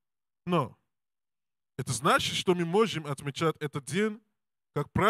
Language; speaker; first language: Russian; non-native, learner; English